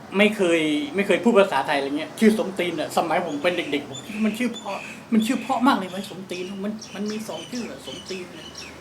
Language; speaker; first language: Thai; non-native, local second language; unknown